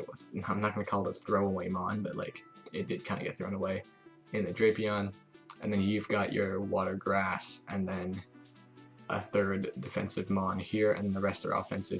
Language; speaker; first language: English; native; English